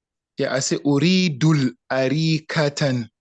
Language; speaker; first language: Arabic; non-native, learner; English